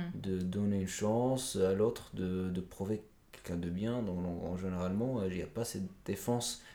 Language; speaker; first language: French; non-native, local second language; Arabic